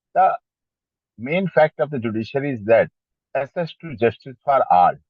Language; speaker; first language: English; non-native, local second language; Hindi